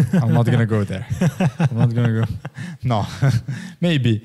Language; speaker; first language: English; non-native, fluent; Arabic